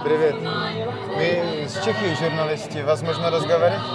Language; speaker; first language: Russian; non-native, learner; Czech